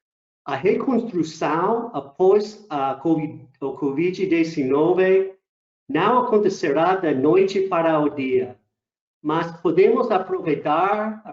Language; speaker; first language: Portuguese; non-native, fluent; English